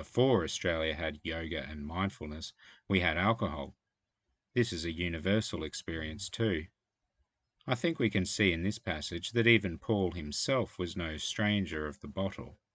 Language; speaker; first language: English; native; English